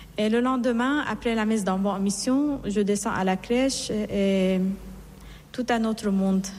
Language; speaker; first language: French; non-native, fluent; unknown